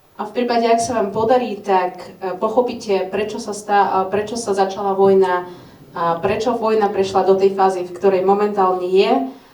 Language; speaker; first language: Slovak; non-native, fluent; Ukrainian